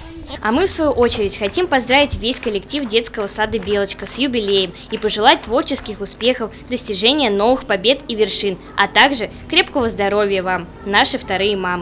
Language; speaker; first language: Russian; native; Russian